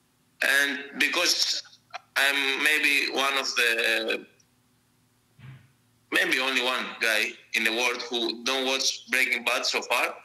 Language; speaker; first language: English; non-native, fluent; Greek